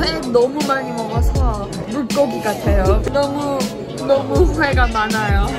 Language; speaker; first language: Korean; early bilingual, heritage; English